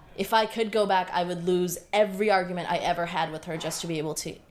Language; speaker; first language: English; non-native, local second language; Bangla